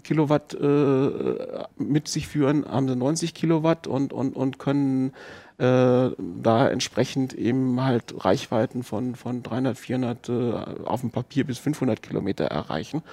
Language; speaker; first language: German; native; German